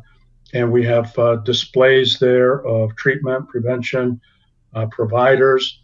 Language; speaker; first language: English; native; English